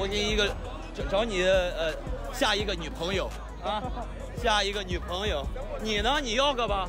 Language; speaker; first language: Chinese; early bilingual, heritage; Chinese